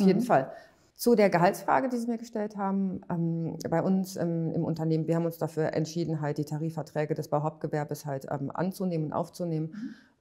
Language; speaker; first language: German; native; German